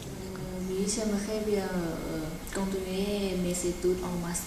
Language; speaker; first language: French; non-native, learner; Vietnamese